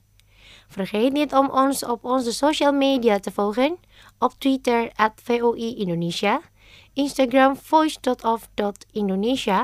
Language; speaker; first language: Dutch; non-native, fluent; Indonesian